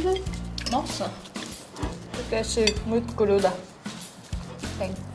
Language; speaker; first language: Portuguese; non-native, learner; Korean